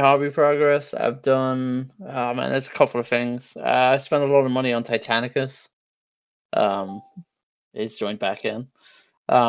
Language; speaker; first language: English; native; English